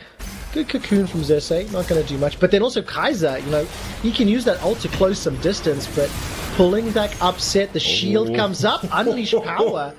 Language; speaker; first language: English; native; English